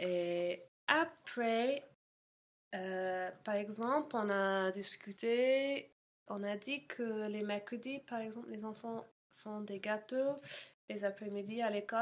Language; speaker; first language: French; non-native, fluent; English